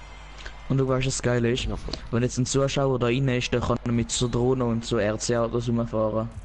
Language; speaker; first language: German; native; German